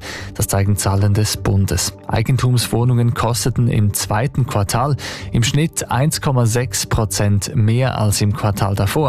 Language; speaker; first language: German; native; German